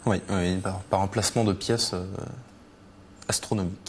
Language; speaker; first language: French; native; French